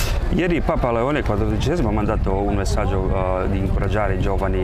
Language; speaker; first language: Italian; non-native, fluent; Croatian